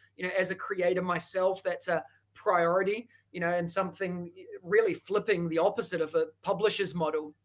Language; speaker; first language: English; native; English